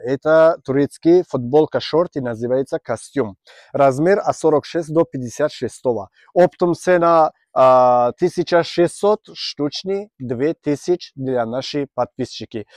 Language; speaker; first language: Russian; non-native, learner; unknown